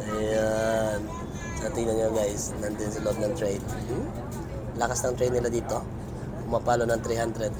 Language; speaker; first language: Filipino; non-native, local second language; Cebuano